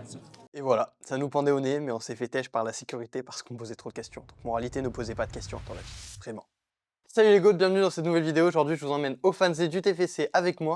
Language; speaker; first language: French; native; French